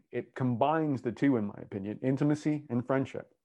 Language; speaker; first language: English; native; English